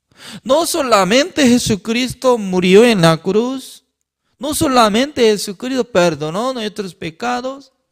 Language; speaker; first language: Spanish; non-native, learner; Korean